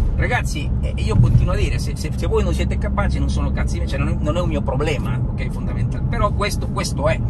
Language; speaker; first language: Italian; non-native, fluent; Spanish